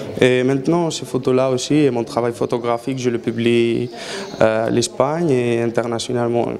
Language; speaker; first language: French; non-native, learner; Arabic